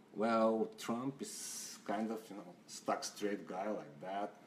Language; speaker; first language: English; non-native, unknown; Bulgarian